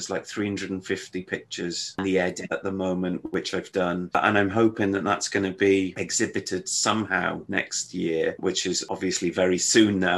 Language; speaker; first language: English; native; English